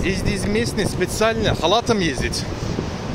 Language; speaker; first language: Russian; non-native, learner; Turkish